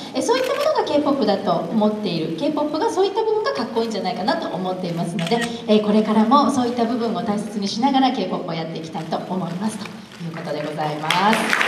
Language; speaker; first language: Japanese; native; Japanese